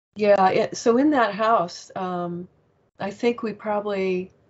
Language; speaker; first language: English; native; English